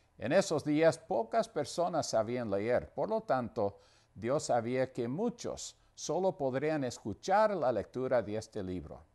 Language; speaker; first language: Spanish; non-native, fluent; English